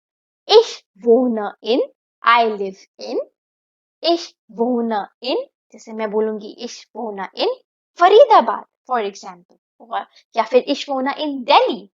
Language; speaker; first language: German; non-native, fluent; Hindi